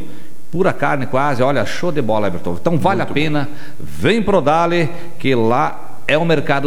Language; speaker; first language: Portuguese; native; Portuguese